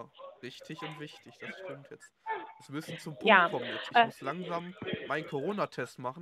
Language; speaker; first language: German; native; German